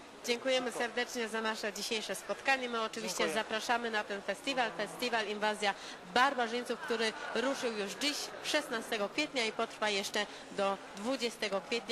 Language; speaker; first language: Polish; native; Polish